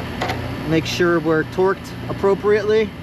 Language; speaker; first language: English; native; English